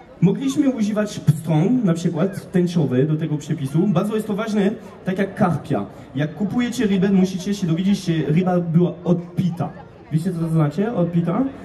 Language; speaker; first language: Polish; non-native, fluent; French